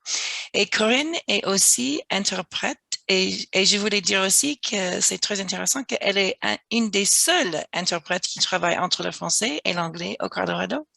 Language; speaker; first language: French; non-native, fluent; English